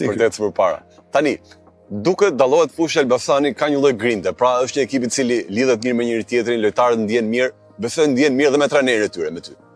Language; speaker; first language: Albanian; native; Albanian